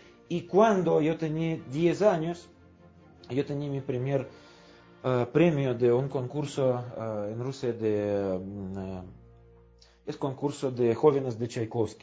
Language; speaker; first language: Spanish; non-native, fluent; Russian